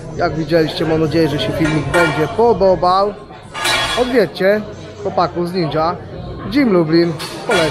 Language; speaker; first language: Polish; native; Polish